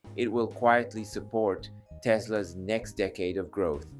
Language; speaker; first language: English; non-native, fluent; Japanese